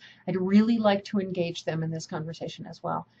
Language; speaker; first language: English; native; English